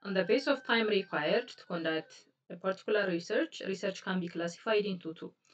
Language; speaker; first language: English; non-native, local second language; Amharic